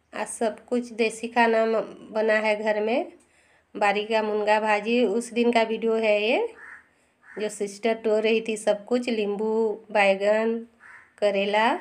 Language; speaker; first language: Hindi; non-native, local second language; Bangla